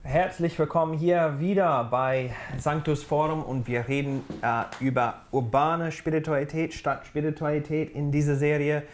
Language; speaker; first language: German; non-native, fluent; English